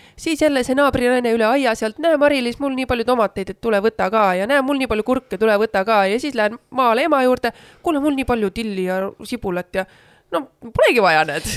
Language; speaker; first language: Estonian; native; Estonian